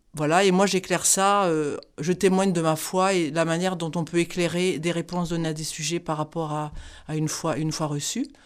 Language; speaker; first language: French; native; French